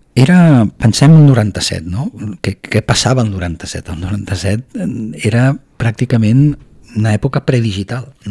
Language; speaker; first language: Catalan; native; Catalan